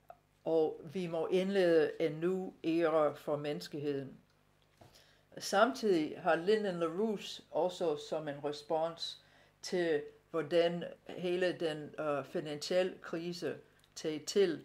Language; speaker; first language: Danish; non-native, fluent; English